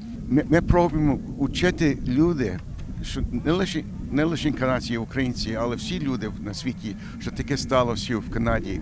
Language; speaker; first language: Ukrainian; early bilingual, heritage; Ukrainian